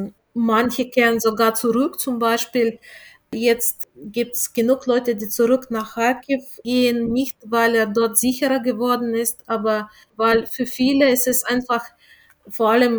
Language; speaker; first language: German; non-native, fluent; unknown